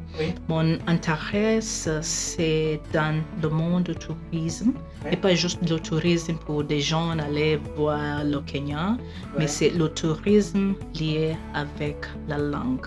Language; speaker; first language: French; non-native, fluent; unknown